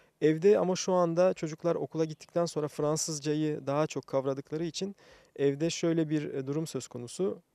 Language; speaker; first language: Turkish; early bilingual, other home language; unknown